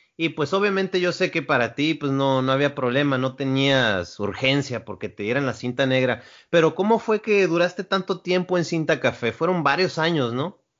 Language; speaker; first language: Spanish; native; Spanish